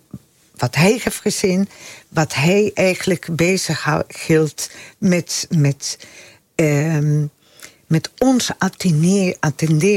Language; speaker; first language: Dutch; non-native, fluent; Spanish